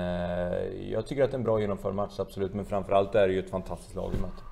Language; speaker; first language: Swedish; native; Swedish